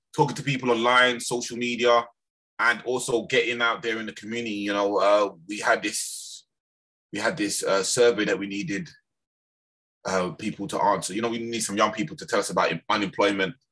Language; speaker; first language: English; native; English